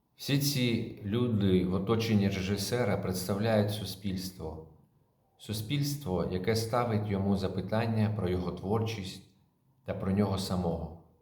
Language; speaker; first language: Ukrainian; native; Ukrainian